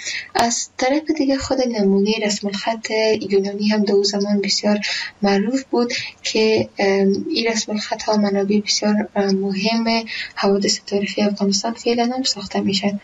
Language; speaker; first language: Persian; native; Persian